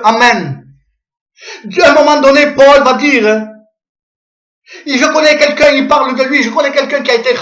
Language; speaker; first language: French; native; French